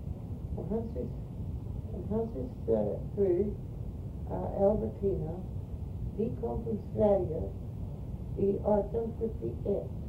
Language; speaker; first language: Swedish; early bilingual, heritage; Swedish